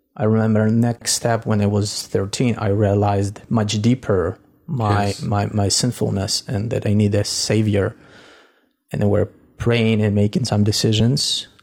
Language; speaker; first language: English; non-native, fluent; Russian